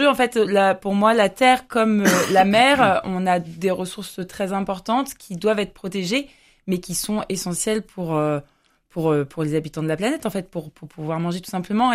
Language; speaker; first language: French; native; French